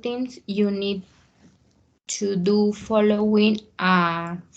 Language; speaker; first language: English; non-native, learner; Spanish